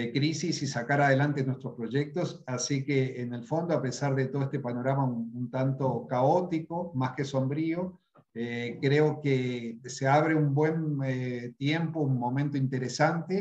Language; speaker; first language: Spanish; native; Spanish